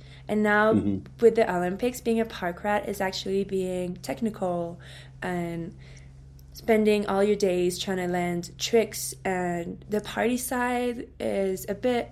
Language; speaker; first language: English; non-native, fluent; French